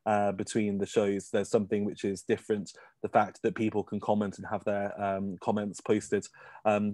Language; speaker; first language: English; native; English